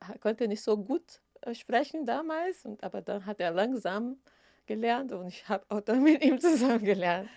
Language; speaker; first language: German; non-native, fluent; Portuguese